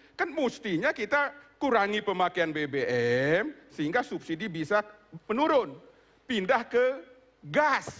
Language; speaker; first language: Indonesian; non-native, local second language; Sasak